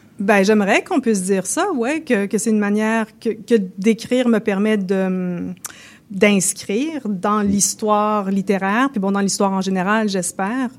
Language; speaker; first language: French; native; French